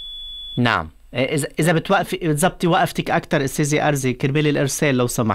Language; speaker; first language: Arabic; native; Arabic